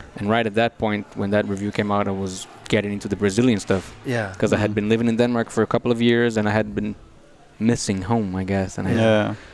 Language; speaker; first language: English; non-native, fluent; Portuguese